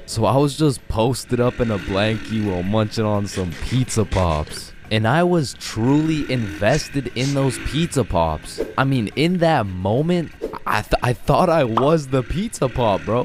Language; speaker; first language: English; native; English